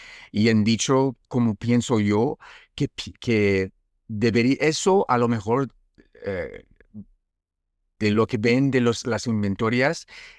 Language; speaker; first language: Spanish; non-native, fluent; French